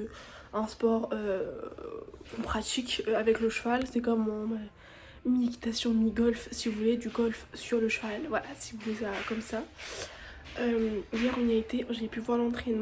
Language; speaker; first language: French; native; French